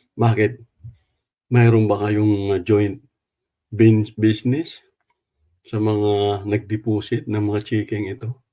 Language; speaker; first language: Filipino; non-native, local second language; Cebuano